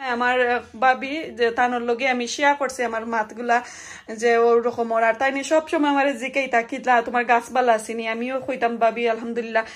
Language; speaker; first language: Bangla; non-native, local second language; Sylheti